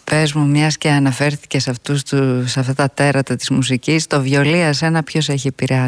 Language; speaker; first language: Greek; native; Greek